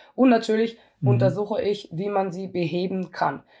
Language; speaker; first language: German; non-native, fluent; Hebrew